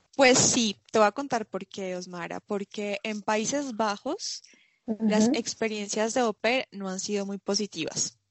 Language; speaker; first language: Spanish; native; Spanish